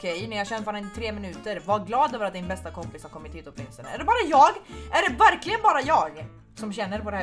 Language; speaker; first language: Swedish; native; Swedish